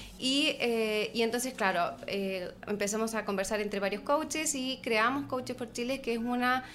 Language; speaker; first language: Spanish; native; Spanish